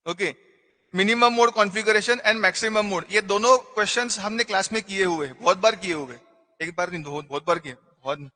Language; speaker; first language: Hindi; non-native, local second language; Marathi